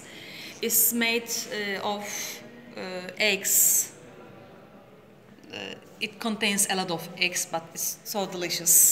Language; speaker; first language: English; non-native, fluent; Turkish